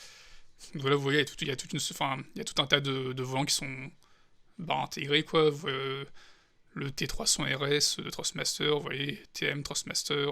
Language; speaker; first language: French; native; French